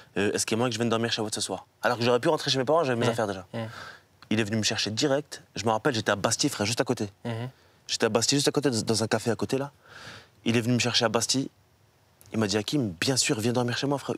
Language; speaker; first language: French; native; French